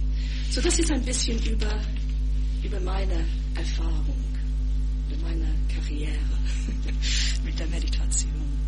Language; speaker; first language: German; non-native, fluent; English